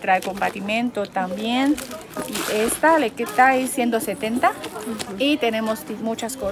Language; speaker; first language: Spanish; non-native, learner; Chinese